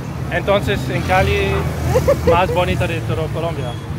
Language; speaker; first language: Spanish; non-native, learner; Arabic